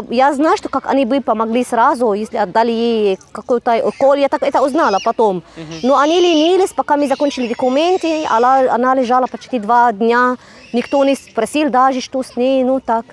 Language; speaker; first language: Russian; non-native, fluent; Arabic